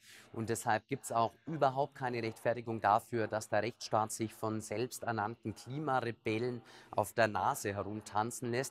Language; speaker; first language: German; native; German